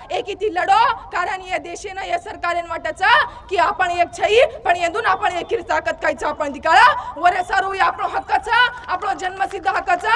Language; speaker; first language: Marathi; non-native, local second language; Lambadi